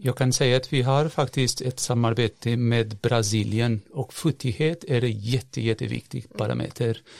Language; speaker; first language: Swedish; non-native, fluent; Portuguese